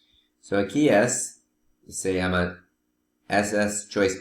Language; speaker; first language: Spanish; non-native, learner; English